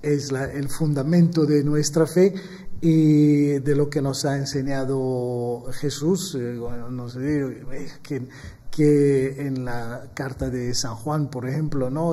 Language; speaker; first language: Spanish; non-native, fluent; Maltese